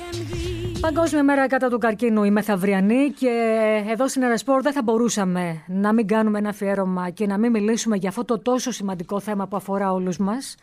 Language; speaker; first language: Greek; native; Greek